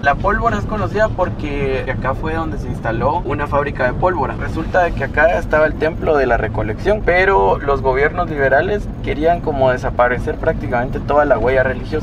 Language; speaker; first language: Spanish; native; Spanish